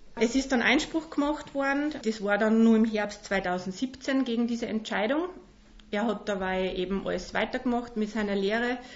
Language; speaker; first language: German; native; German